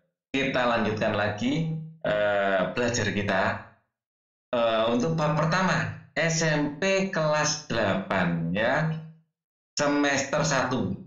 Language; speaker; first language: Indonesian; native; Indonesian